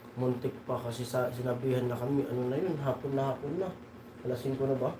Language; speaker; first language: Filipino; non-native, local second language; Bikol